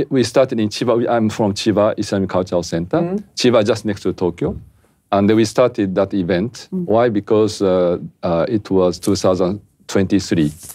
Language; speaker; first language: English; non-native, fluent; Japanese